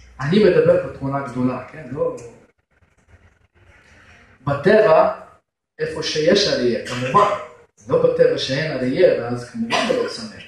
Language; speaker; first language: Hebrew; non-native, fluent; Russian